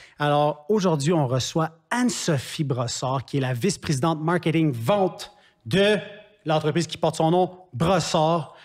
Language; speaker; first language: French; native; French